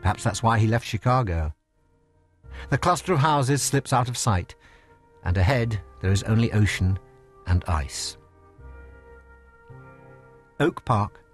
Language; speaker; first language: English; native; English